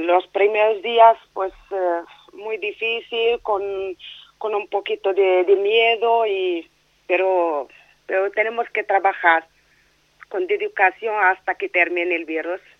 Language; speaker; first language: Spanish; non-native, learner; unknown